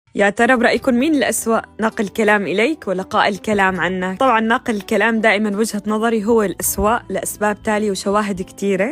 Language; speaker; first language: Arabic; native; Arabic